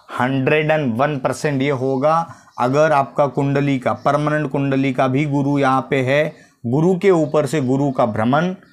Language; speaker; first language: Hindi; non-native, local second language; Marathi